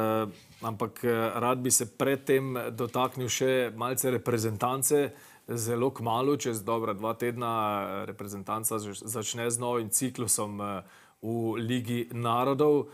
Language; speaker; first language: Slovenian; native; Slovenian